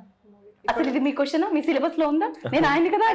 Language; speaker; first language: Telugu; native; Telugu